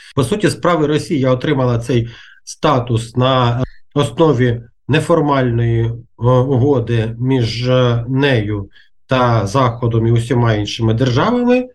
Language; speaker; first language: Ukrainian; native; Ukrainian